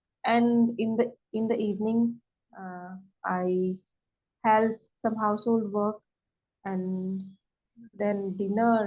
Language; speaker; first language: English; non-native, learner; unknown